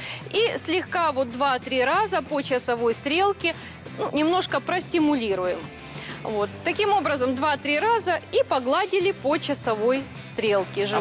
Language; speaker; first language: Russian; native; Russian